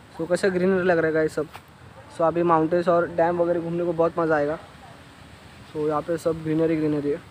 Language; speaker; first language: Hindi; native; Hindi